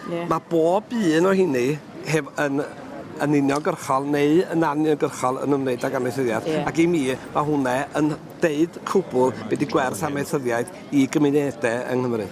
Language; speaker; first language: Welsh; native; Welsh